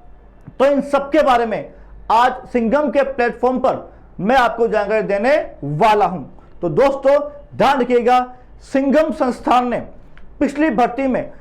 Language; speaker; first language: Hindi; native; Hindi